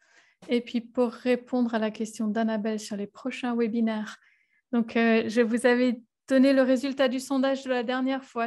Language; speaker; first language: French; native; French